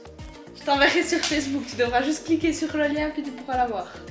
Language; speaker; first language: French; native; French